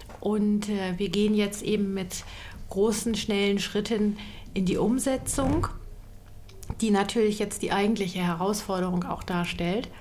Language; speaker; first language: German; native; German